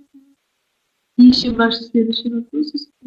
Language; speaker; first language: Polish; non-native, learner; Russian